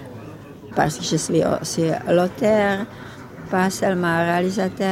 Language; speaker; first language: French; non-native, fluent; Czech